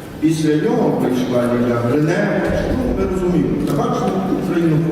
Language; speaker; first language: Ukrainian; native; Ukrainian